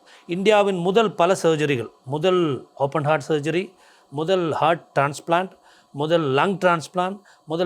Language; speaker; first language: Tamil; native; Tamil